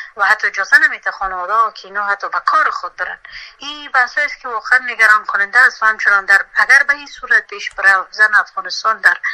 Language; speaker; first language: Persian; native; Persian